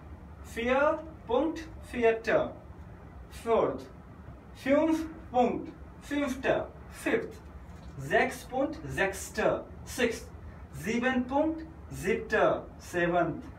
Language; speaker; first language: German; non-native, fluent; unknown